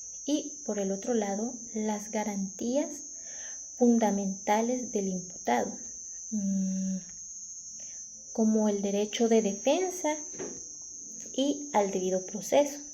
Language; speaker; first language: Spanish; native; Spanish